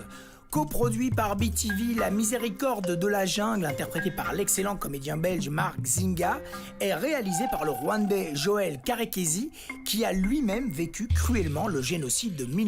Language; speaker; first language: French; native; French